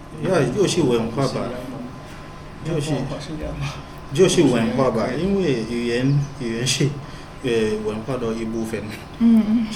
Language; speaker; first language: Chinese; non-native, fluent; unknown